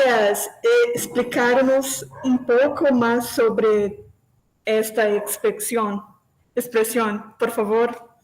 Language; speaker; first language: Spanish; non-native, learner; Portuguese